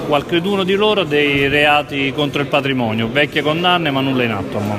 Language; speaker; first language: Italian; native; Italian